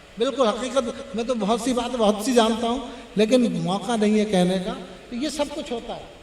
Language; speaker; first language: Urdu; non-native, local second language; Pashto